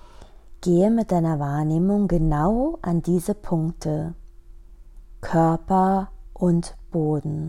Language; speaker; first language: German; native; German